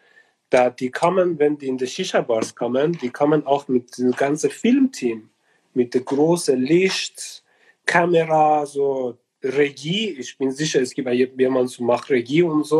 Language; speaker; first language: German; non-native, learner; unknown